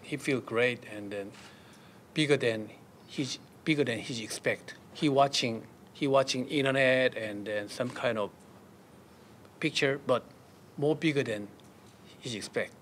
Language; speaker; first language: English; non-native, learner; Korean